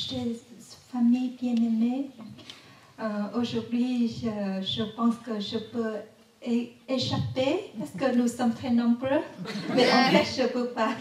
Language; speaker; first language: French; non-native, learner; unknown